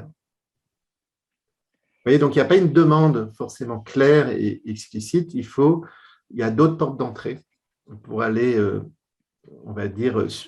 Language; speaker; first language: French; native; French